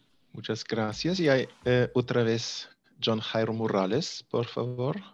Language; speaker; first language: Spanish; non-native, fluent; German